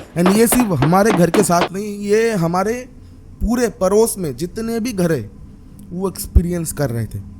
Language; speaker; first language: Hindi; non-native, local second language; Bangla